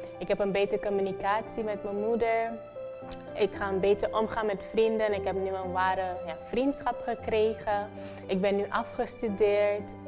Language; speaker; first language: Dutch; non-native, local second language; Papiamento